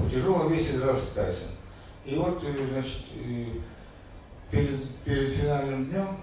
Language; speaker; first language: Russian; native; Russian